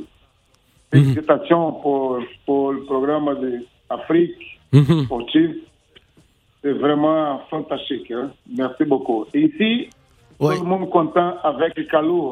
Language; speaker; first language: French; non-native, learner; Portuguese